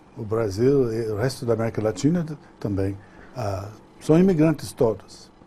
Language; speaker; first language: Portuguese; non-native, fluent; English